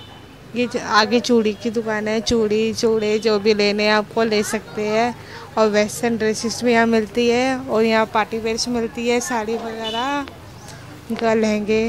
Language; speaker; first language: Hindi; native; Hindi